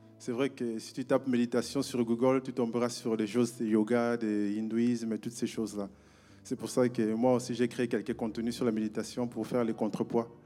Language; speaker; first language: French; non-native, local second language; Lingala